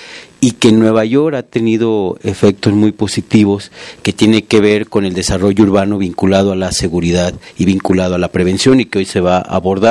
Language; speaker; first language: Spanish; native; Spanish